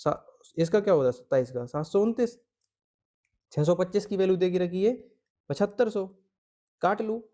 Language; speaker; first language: Hindi; native; Hindi